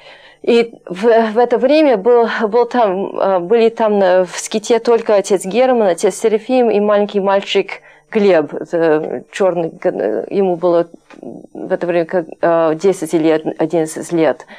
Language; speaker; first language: Russian; non-native, fluent; English